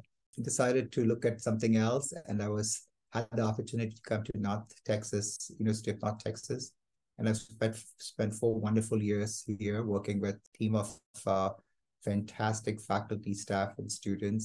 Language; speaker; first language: English; non-native, local second language; Malayalam